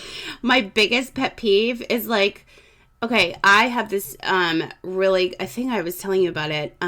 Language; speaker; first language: English; native; English